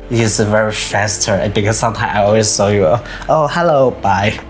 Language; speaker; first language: English; non-native, learner; Chinese